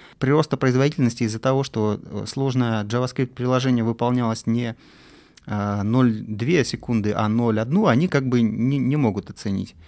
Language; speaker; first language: Russian; native; Russian